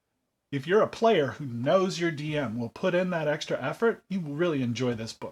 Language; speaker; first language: English; native; English